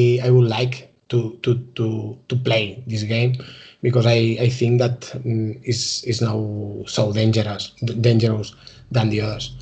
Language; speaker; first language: English; non-native, learner; Spanish